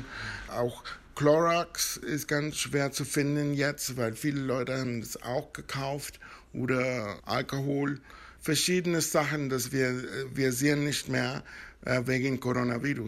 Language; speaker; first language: German; non-native, fluent; Spanish